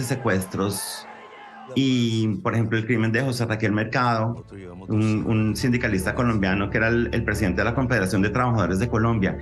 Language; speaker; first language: Spanish; native; Spanish